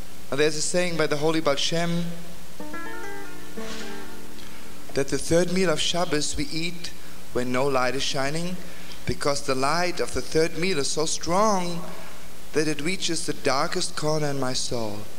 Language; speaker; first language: English; native; English